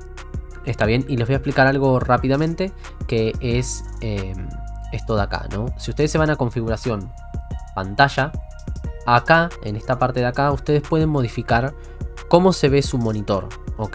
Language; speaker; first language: Spanish; native; Spanish